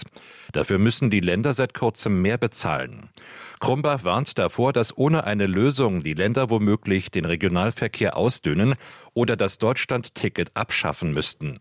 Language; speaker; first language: German; native; German